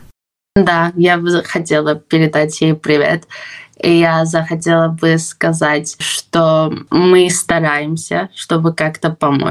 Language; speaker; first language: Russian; non-native, fluent; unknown